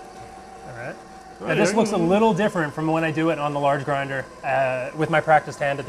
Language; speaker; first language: English; native; English